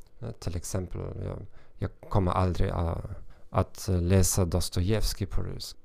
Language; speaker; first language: Swedish; non-native, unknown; German